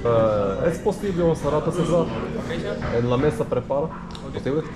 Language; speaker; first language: Spanish; non-native, learner; Arabic